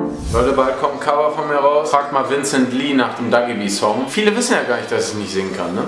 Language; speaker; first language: German; native; German